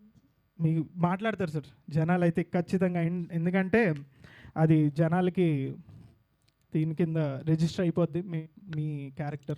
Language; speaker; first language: Telugu; native; Telugu